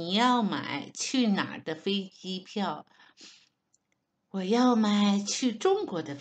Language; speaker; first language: Chinese; non-native, learner; Hebrew